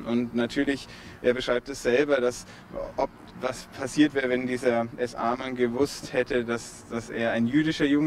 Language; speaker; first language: German; native; German